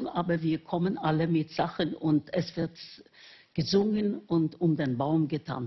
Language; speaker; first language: German; non-native, fluent; Norwegian